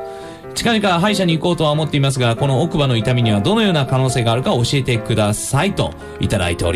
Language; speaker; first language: Japanese; native; Japanese